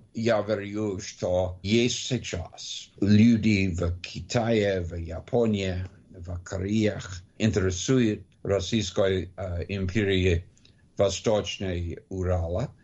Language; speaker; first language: Russian; non-native, learner; English